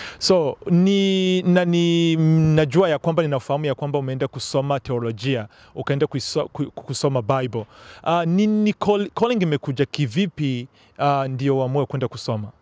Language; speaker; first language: Swahili; non-native, local second language; Kinyarwanda